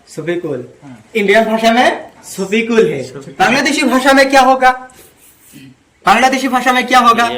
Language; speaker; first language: Hindi; non-native, local second language; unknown